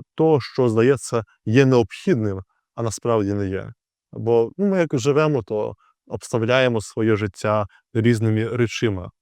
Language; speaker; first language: Ukrainian; native; Ukrainian